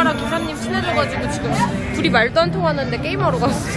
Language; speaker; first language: Korean; native; Korean